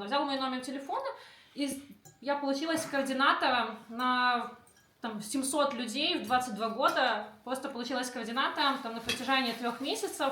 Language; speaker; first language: Russian; native; Russian